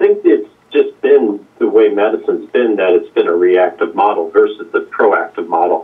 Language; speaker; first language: English; native; English